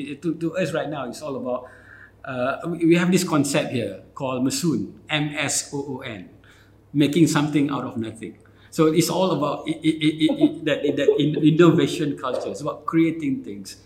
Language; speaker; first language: English; non-native, local second language; Malay